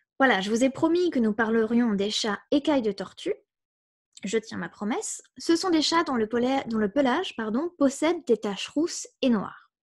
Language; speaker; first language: French; native; French